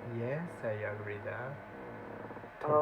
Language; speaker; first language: English; non-native, learner; Japanese